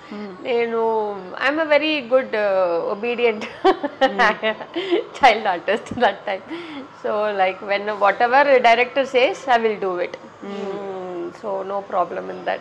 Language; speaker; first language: Telugu; non-native, local second language; Tamil